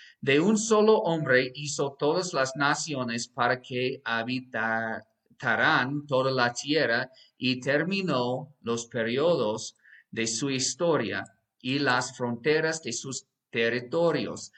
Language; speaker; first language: Spanish; non-native, fluent; English